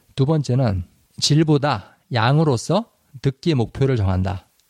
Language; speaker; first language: Korean; native; Korean